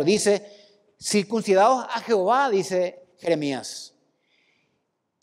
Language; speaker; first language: Spanish; native; Spanish